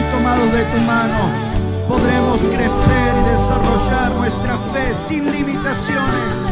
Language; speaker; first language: Spanish; native; Spanish